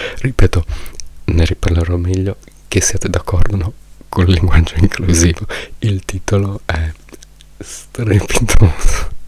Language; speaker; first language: Italian; native; Italian